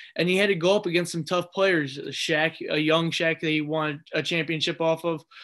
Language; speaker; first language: English; native; English